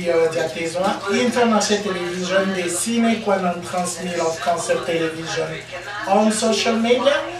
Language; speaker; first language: English; non-native, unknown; Lingala